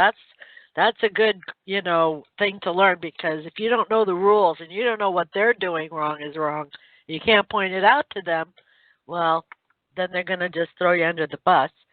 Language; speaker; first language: English; native; English